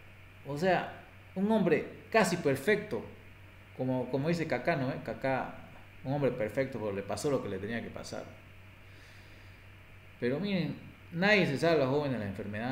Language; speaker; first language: Spanish; native; Spanish